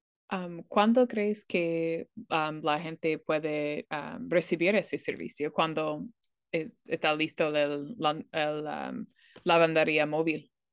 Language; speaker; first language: Spanish; non-native, learner; English